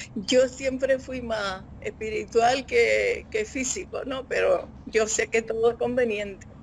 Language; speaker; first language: Spanish; native; Spanish